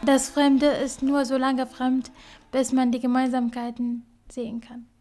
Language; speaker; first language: German; non-native, fluent; Kurdish